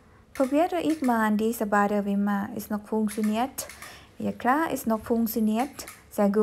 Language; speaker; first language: German; non-native, fluent; Thai